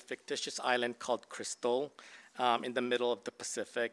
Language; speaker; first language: English; native; English